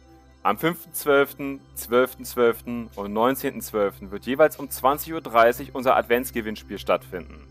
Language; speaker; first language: German; native; German